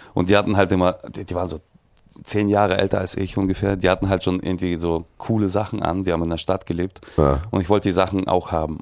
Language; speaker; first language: German; early bilingual, other home language; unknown